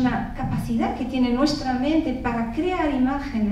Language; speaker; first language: Spanish; native; Spanish